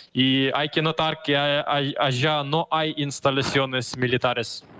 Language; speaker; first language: Spanish; non-native, fluent; Ukrainian